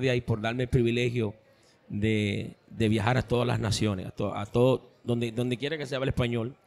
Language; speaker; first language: Spanish; early bilingual, heritage; Spanish